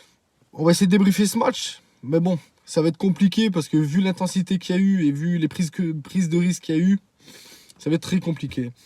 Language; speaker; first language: French; native; French